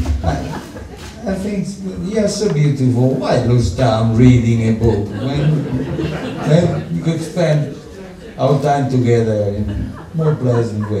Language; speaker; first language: English; non-native, learner; Italian